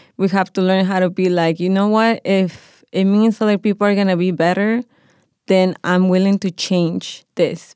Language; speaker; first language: English; non-native, fluent; Spanish